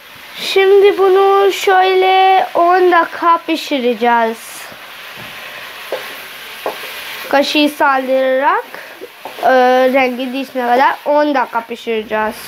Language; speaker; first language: Turkish; non-native, learner; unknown